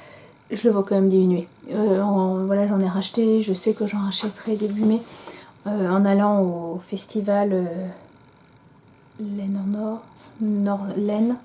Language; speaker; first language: French; native; French